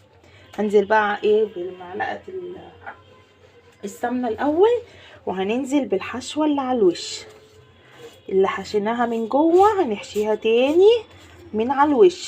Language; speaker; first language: Arabic; native; Arabic